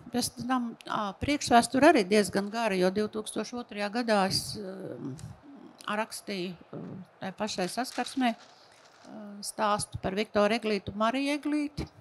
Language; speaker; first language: Latvian; native; Latvian